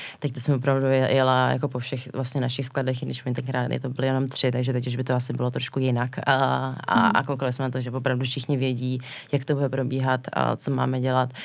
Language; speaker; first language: Czech; native; Czech